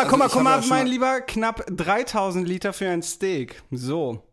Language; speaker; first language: German; native; German